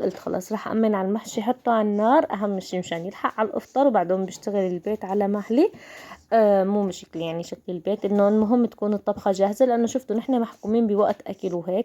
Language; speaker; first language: Arabic; native; Arabic